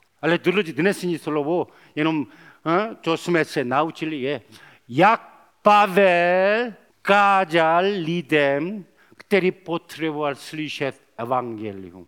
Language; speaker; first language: Czech; non-native, learner; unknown